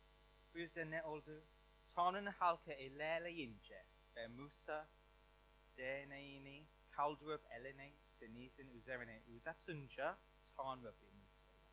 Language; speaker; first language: Turkish; non-native, learner; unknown